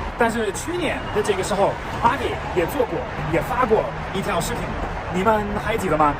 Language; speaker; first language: Chinese; non-native, fluent; German